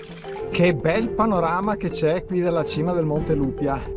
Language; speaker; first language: Italian; native; Italian